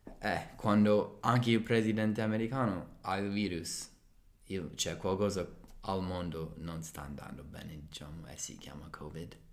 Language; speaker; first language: Italian; non-native, fluent; English